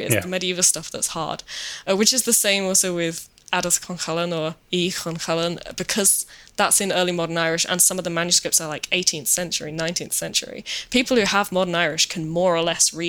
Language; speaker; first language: English; native; English